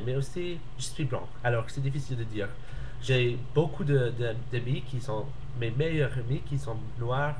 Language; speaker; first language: French; non-native, learner; English